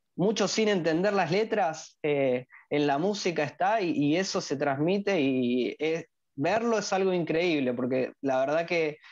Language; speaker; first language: Spanish; native; Spanish